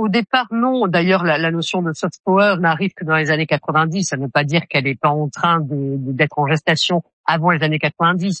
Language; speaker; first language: French; native; French